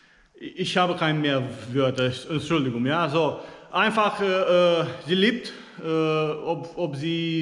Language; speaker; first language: German; non-native, fluent; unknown